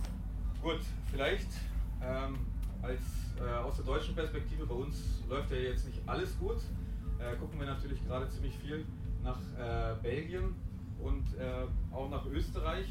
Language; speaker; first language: German; native; German